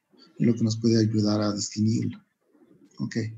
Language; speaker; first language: Spanish; native; Spanish